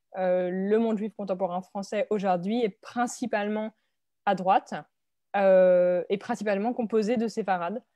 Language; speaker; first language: French; native; French